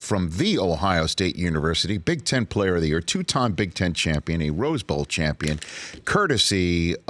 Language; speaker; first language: English; native; English